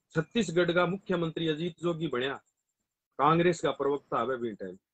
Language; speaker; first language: Hindi; non-native, local second language; Rajasthani